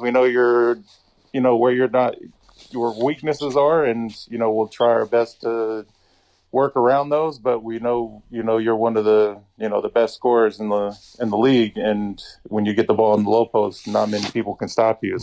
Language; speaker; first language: English; native; English